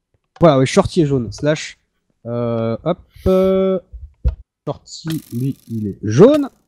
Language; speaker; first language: French; native; French